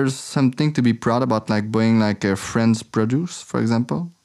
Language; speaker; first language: English; non-native, learner; French